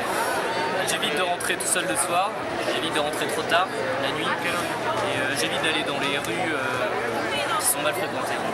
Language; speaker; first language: French; native; French